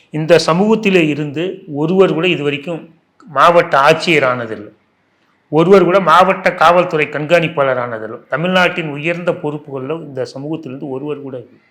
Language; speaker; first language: Tamil; non-native, local second language; Telugu